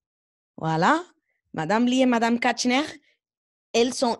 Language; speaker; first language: French; non-native, fluent; Spanish